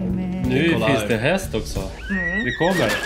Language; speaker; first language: Swedish; non-native, learner; Russian